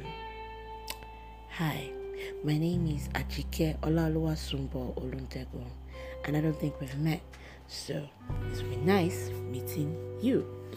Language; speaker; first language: English; non-native, local second language; Yoruba